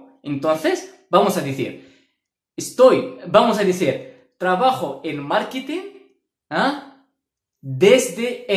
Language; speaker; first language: Spanish; non-native, fluent; Arabic